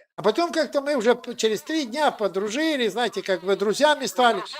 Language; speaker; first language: Russian; non-native, local second language; Ukrainian